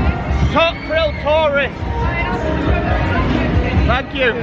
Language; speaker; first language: English; native; English